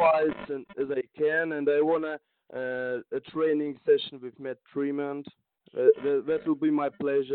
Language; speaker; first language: English; non-native, learner; Russian